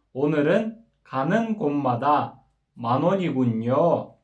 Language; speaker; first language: Korean; non-native, fluent; Kyrgyz